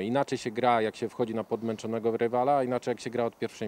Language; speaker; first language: Polish; native; Polish